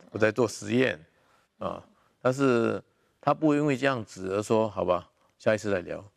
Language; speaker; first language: Chinese; native; Chinese